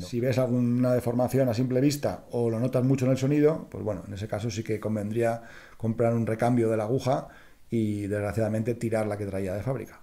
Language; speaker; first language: Spanish; native; Spanish